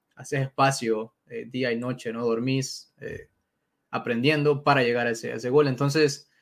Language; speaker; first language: Spanish; native; Spanish